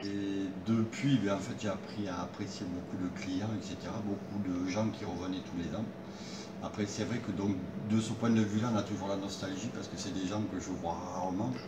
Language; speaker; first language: French; native; French